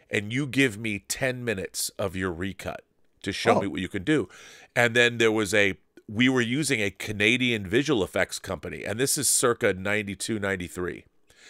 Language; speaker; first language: English; native; English